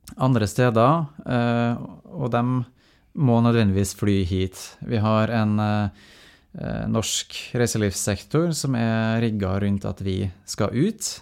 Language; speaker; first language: Norwegian; native; Norwegian